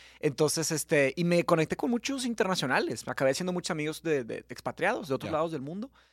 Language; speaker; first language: Spanish; early bilingual, other home language; Portuguese